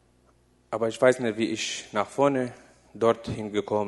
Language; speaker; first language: German; non-native, learner; Russian